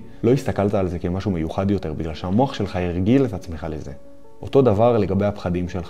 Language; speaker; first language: Hebrew; native; Hebrew